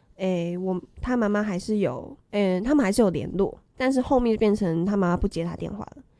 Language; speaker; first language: Chinese; native; Chinese